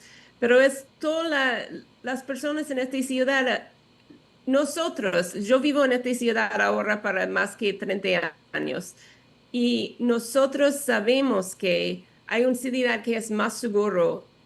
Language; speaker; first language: Spanish; non-native, learner; English